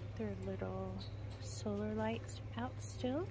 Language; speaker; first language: English; native; English